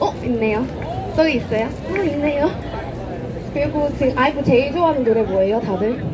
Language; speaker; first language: Korean; non-native, fluent; Chinese